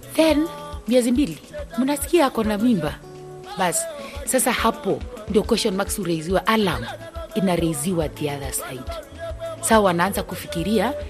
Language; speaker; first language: Swahili; non-native, local second language; Luyia